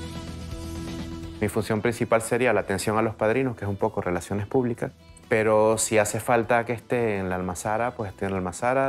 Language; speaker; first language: Spanish; native; Spanish